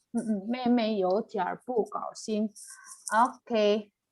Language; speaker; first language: Chinese; non-native, fluent; Indonesian